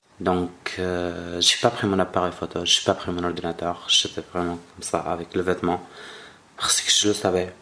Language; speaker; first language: French; non-native, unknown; Arabic